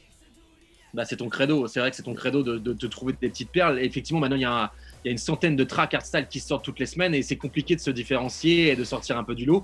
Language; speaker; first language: French; native; French